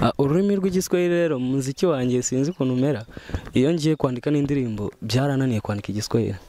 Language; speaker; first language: Kinyarwanda; early bilingual, heritage; Kinyarwanda